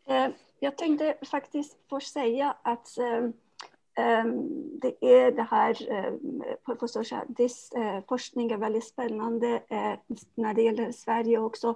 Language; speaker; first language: Swedish; non-native, fluent; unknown